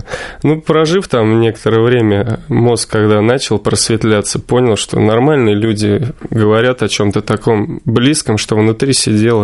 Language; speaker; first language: Russian; native; Russian